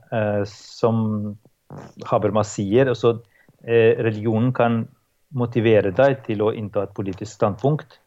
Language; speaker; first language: Norwegian; non-native, fluent; Albanian